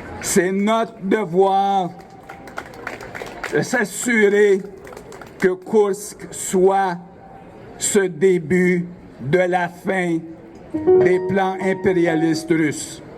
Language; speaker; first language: French; non-native, local second language; Ukrainian